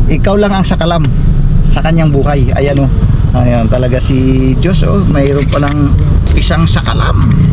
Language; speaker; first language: Filipino; non-native, local second language; Cebuano